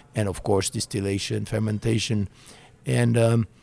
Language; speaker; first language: English; non-native, fluent; French